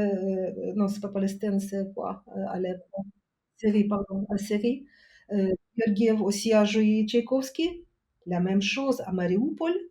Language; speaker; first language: French; non-native, fluent; Ukrainian